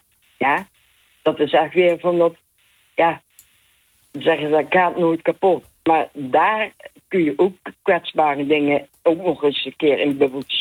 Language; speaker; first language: Dutch; native; Dutch